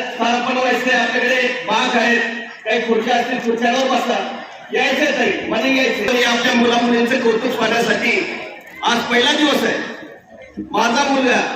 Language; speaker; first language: Marathi; native; Marathi